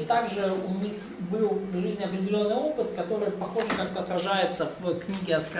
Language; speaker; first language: Russian; native; Russian